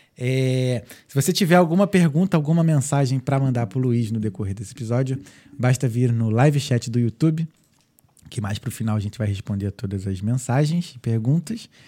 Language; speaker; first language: Portuguese; native; Portuguese